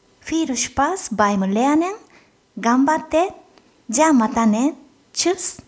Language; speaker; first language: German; non-native, fluent; Japanese